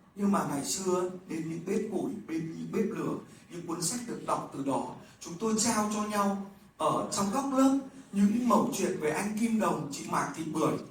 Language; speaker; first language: Vietnamese; native; Vietnamese